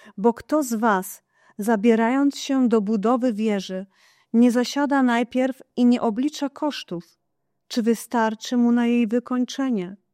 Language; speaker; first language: Polish; non-native, fluent; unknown